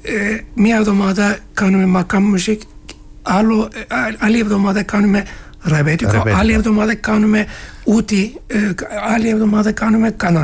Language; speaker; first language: Greek; non-native, fluent; Turkish